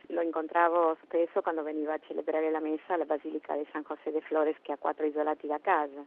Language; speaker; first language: Italian; early bilingual, heritage; Italian